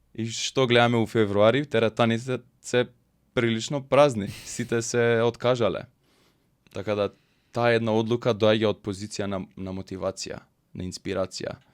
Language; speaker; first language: Macedonian; early bilingual, heritage; Macedonian